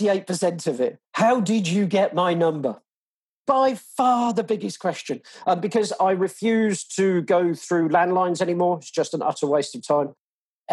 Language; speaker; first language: English; native; English